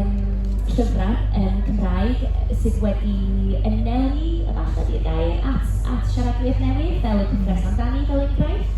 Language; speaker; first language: Welsh; non-native, local second language; English